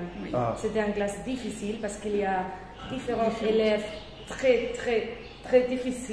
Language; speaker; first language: French; non-native, fluent; Spanish